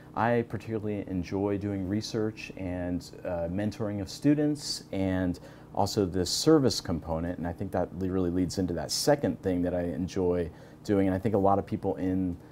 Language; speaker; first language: English; native; English